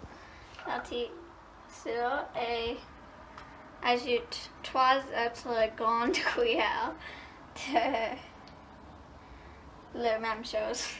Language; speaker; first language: French; non-native, learner; English